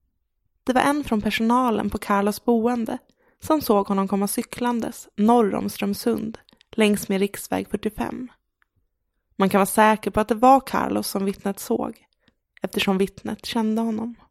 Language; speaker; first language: Swedish; native; Swedish